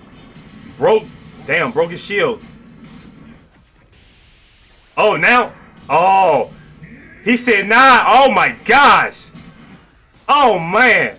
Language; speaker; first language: English; native; English